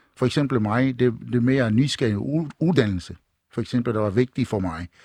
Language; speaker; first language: Danish; non-native, fluent; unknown